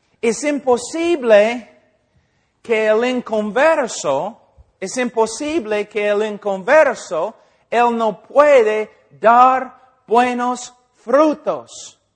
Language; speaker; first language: Spanish; non-native, fluent; English